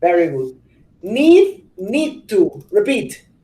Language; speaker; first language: English; non-native, fluent; Spanish